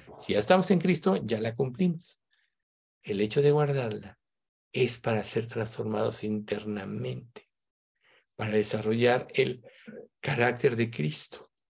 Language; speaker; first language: Spanish; native; Spanish